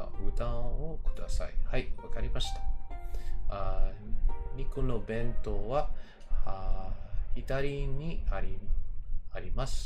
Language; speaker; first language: Japanese; non-native, learner; English